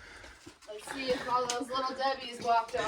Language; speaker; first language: English; native; English